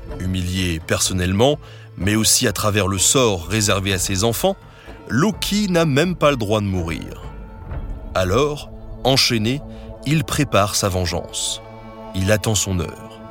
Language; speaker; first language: French; native; French